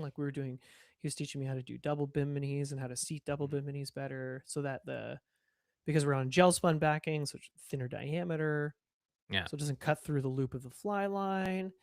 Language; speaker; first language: English; native; English